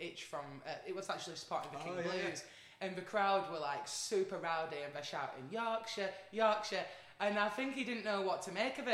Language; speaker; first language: English; native; English